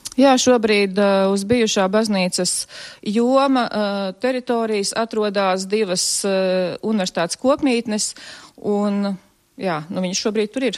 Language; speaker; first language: Latvian; native; Latvian